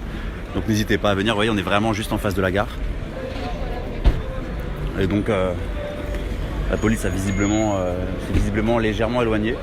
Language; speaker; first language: French; native; French